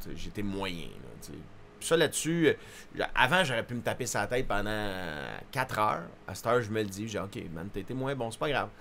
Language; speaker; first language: French; native; French